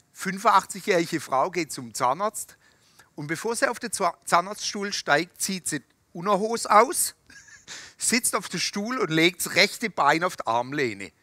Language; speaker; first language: German; native; German